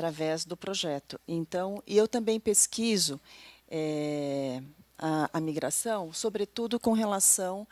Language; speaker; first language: Portuguese; native; Portuguese